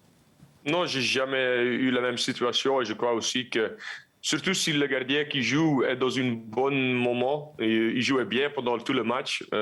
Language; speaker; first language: French; non-native, local second language; Dutch